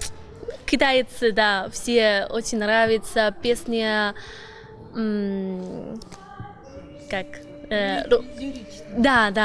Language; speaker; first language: Russian; non-native, learner; Chinese